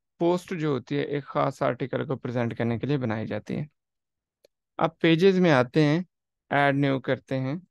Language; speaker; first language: Urdu; non-native, local second language; Saraiki